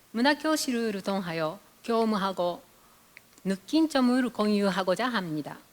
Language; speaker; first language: Korean; non-native, fluent; Japanese